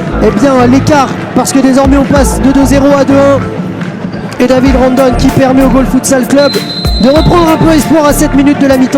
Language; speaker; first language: French; native; French